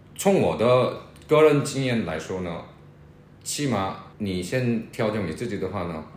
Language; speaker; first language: Chinese; non-native, fluent; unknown